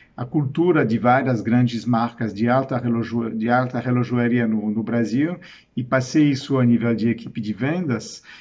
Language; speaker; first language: Portuguese; non-native, fluent; French